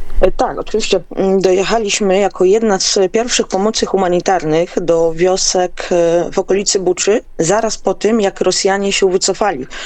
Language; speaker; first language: Polish; native; Polish